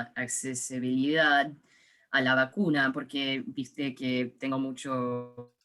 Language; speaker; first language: Spanish; early bilingual, heritage; English